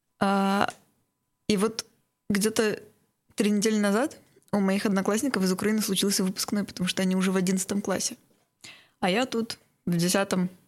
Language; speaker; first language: Russian; native; Russian